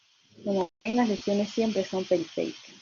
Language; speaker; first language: Spanish; native; Spanish